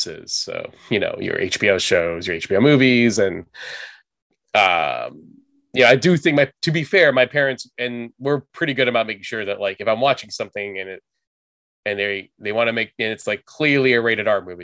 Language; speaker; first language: English; native; English